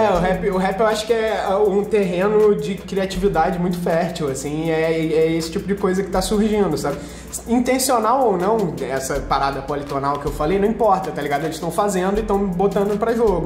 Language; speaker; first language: Portuguese; native; Portuguese